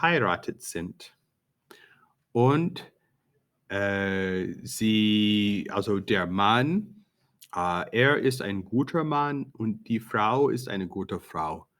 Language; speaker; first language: German; non-native, fluent; English